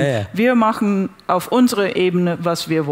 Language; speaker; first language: German; non-native, fluent; English